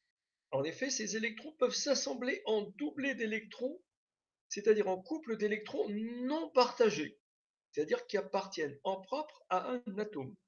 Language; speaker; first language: French; native; French